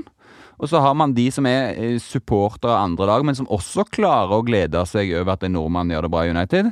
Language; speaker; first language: Norwegian; native; Norwegian